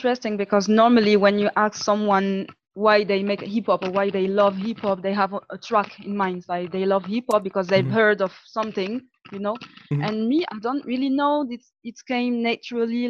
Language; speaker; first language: English; non-native, fluent; French